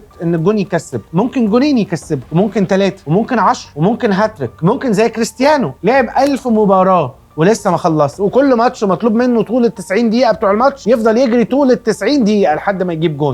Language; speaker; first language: Arabic; native; Arabic